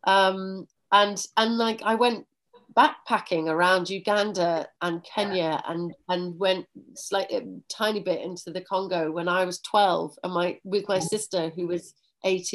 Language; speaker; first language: English; native; English